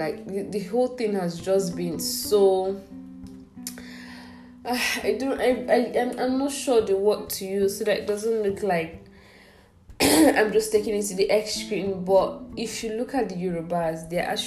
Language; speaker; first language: English; non-native, local second language; Igbo